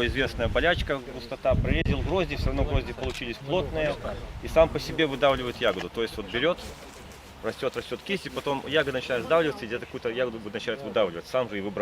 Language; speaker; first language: Russian; native; Russian